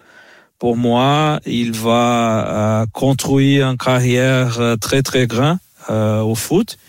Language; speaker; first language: French; non-native, fluent; Portuguese